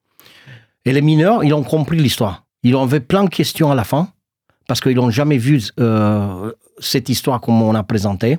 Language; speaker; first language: French; non-native, fluent; Romanian